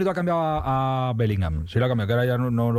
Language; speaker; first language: Spanish; native; Spanish